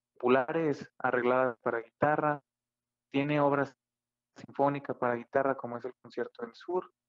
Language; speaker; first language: Spanish; native; Spanish